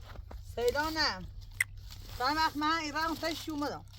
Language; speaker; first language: Persian; non-native, local second language; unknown